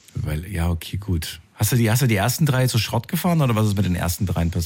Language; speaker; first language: German; native; German